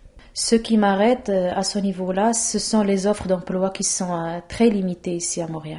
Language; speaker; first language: French; non-native, local second language; Arabic